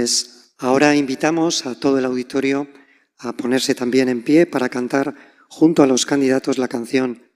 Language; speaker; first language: Spanish; native; Spanish